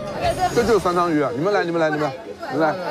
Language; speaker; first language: Chinese; native; Chinese